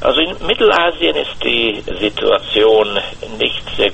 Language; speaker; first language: German; non-native, fluent; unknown